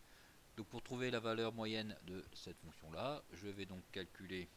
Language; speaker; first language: French; native; French